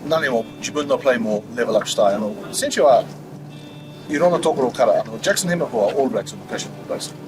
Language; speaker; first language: Japanese; non-native, learner; English